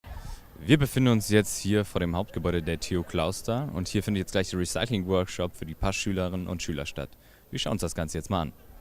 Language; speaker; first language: German; native; German